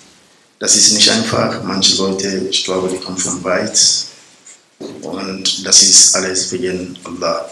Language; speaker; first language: German; non-native, learner; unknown